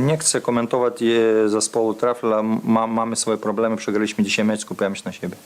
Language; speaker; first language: Polish; non-native, fluent; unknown